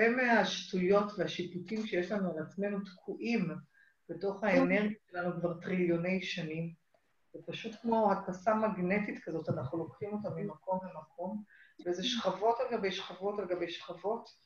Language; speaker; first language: Hebrew; native; Hebrew